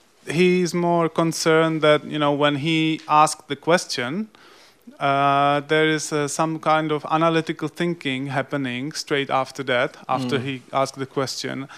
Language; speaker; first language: English; non-native, fluent; Czech